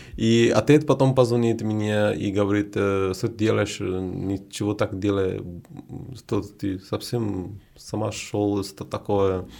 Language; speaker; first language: Russian; non-native, fluent; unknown